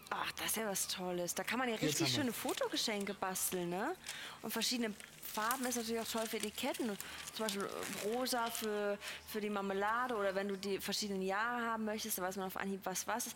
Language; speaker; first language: German; native; German